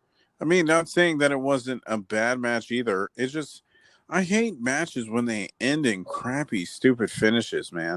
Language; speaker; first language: English; native; English